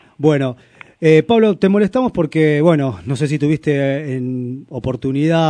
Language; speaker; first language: Spanish; native; Spanish